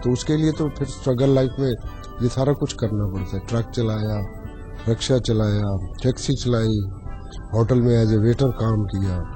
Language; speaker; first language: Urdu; non-native, local second language; Saraiki